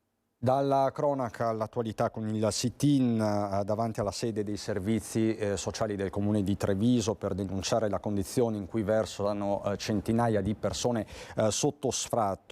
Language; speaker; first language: Italian; native; Italian